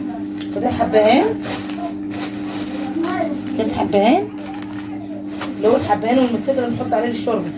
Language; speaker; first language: Arabic; native; Arabic